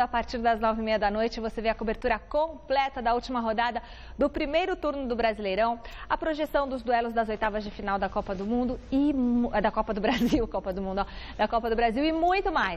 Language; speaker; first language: Portuguese; native; Portuguese